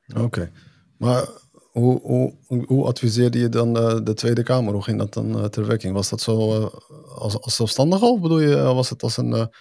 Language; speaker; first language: Dutch; early bilingual, other home language; Arabic